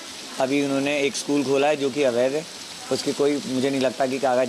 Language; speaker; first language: Hindi; native; Hindi